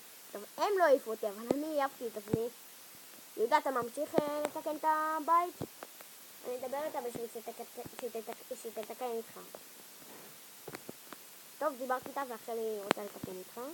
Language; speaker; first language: Hebrew; native; Hebrew